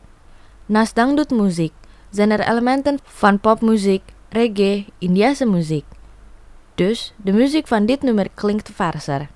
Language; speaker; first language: Dutch; non-native, fluent; Indonesian